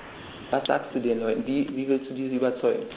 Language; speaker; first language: German; native; German